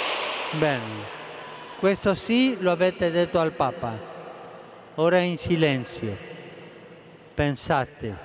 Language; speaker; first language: Italian; non-native, fluent; Spanish